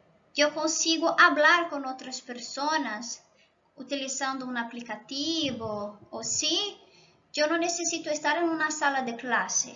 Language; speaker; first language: Spanish; non-native, local second language; Portuguese